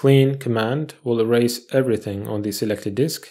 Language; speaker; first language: English; non-native, fluent; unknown